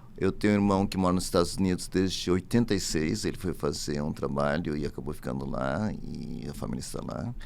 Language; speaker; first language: Portuguese; early bilingual, other home language; Japanese